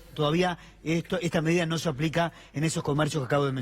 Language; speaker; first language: Spanish; native; Spanish